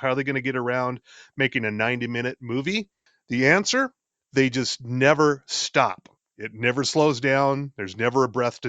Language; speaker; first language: English; native; English